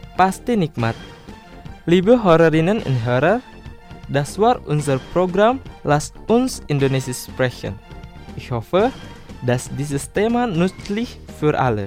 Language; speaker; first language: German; non-native, fluent; Indonesian